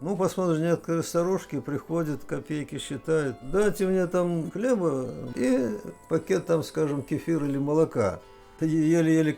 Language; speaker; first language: Russian; native; Russian